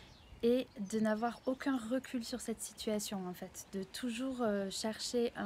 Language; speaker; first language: French; native; French